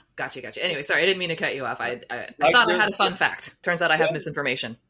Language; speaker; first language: English; native; English